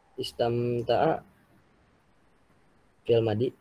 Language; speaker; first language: Arabic; non-native, learner; Indonesian